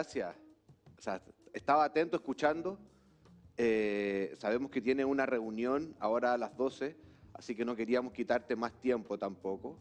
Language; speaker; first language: Spanish; native; Spanish